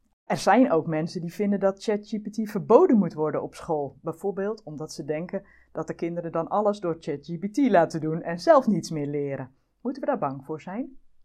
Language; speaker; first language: Dutch; native; Dutch